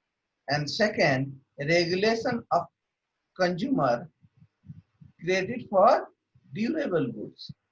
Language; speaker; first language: English; non-native, local second language; Hindi